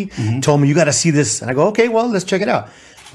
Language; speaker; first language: English; native; English